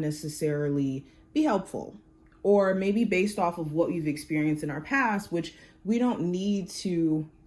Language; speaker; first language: English; native; English